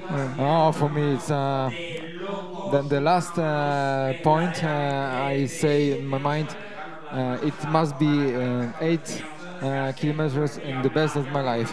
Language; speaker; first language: English; non-native, learner; Polish